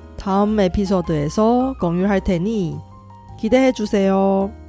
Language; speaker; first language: Korean; non-native, fluent; Chinese